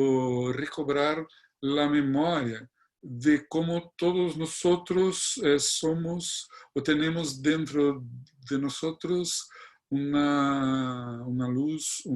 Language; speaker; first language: Spanish; non-native, fluent; Portuguese